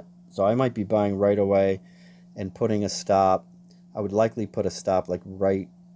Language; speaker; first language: English; native; English